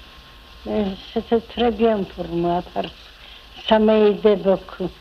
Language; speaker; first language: French; non-native, fluent; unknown